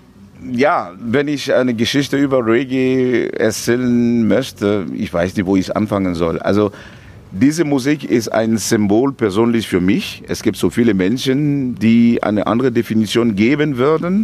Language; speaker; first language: German; non-native, fluent; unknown